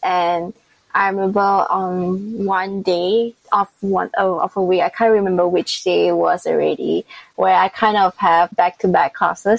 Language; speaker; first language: English; non-native, local second language; Chinese